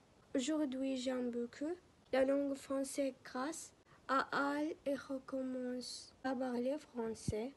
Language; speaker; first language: French; non-native, learner; Arabic